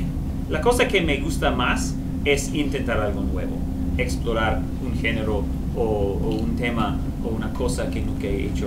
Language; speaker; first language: Spanish; non-native, fluent; English